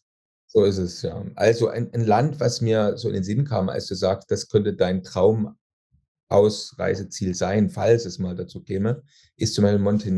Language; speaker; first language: German; native; German